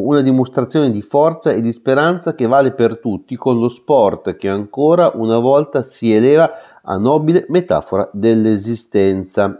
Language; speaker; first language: Italian; native; Italian